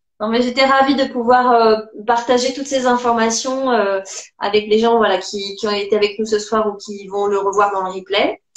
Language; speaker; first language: French; native; French